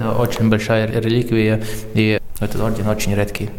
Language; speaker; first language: Russian; non-native, local second language; Latvian